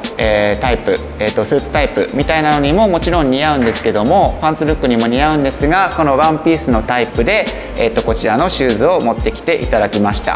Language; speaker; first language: Japanese; native; Japanese